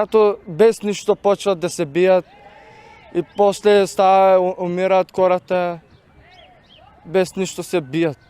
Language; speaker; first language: Bulgarian; non-native, local second language; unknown